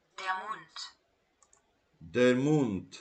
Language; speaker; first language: German; non-native, learner; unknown